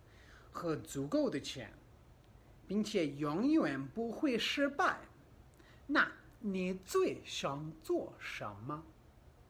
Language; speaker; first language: Chinese; non-native, fluent; English